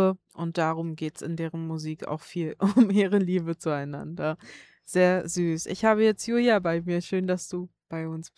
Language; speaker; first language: German; native; German